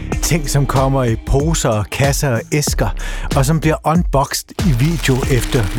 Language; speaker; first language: Danish; native; Danish